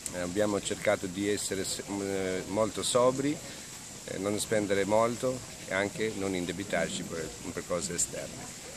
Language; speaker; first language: Italian; non-native, fluent; Albanian